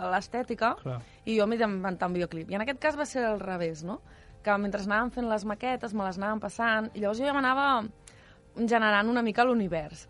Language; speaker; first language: Catalan; native; Catalan